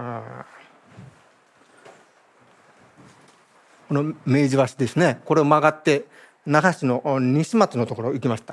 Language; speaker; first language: Japanese; native; Japanese